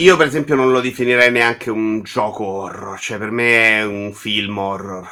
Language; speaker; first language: Italian; native; Italian